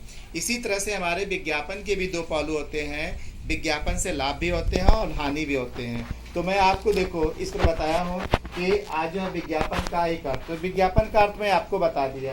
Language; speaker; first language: Hindi; native; Hindi